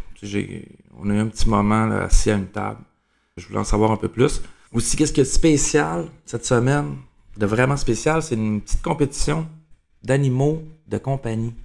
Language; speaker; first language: French; native; French